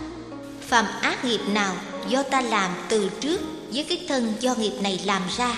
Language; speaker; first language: Vietnamese; native; Vietnamese